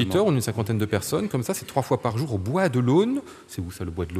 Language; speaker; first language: French; native; French